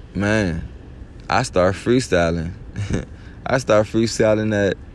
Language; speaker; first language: English; native; English